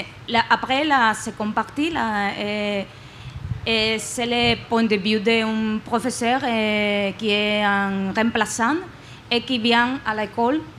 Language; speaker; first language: French; non-native, learner; Spanish